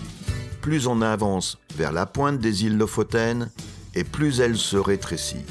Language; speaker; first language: French; native; French